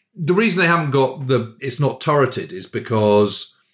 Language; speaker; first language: English; native; English